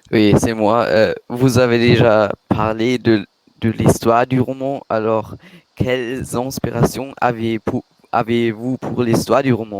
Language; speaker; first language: French; non-native, learner; German